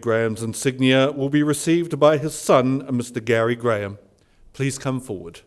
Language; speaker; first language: English; native; English